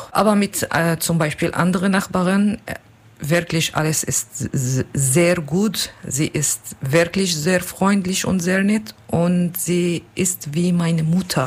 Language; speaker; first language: German; non-native, learner; Kurdish